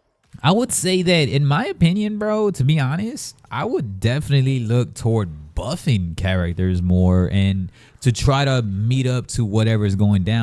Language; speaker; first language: English; native; English